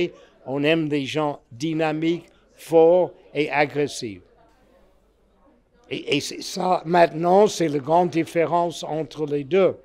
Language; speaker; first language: French; non-native, fluent; English